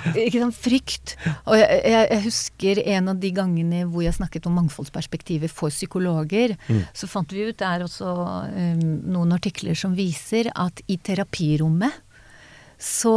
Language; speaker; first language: Norwegian; non-native, fluent; Hebrew